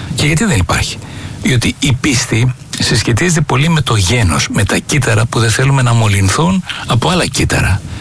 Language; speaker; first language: Greek; native; Greek